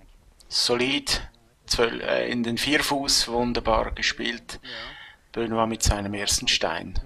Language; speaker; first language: German; native; German